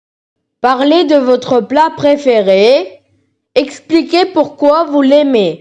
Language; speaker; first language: French; non-native, learner; Tamil